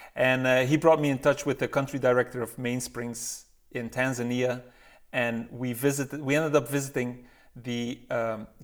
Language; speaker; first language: English; non-native, fluent; Dutch